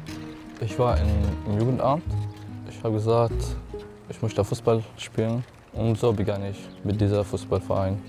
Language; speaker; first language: German; non-native, learner; Arabic